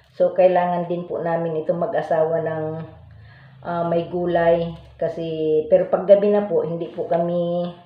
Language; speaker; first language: Filipino; non-native, local second language; Iloko